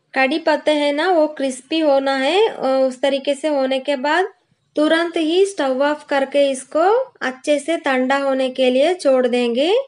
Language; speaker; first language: Hindi; non-native, local second language; Kannada